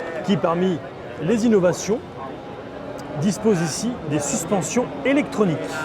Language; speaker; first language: French; native; French